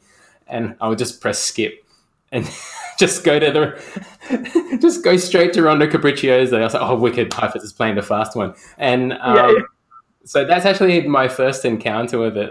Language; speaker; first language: English; native; English